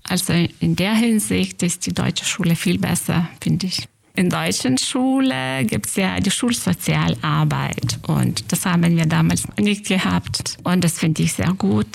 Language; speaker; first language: German; non-native, fluent; Lithuanian